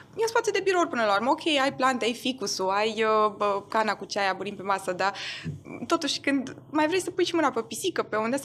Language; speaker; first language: Romanian; non-native, local second language; German